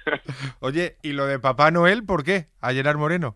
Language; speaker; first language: Spanish; native; Spanish